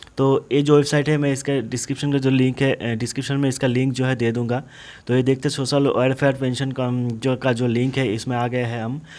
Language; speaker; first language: Hindi; non-native, local second language; Bangla